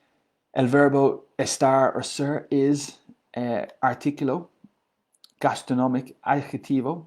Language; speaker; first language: Spanish; non-native, learner; English